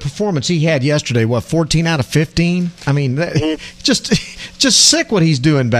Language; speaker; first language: English; native; English